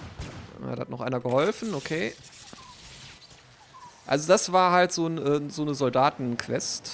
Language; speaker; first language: German; native; German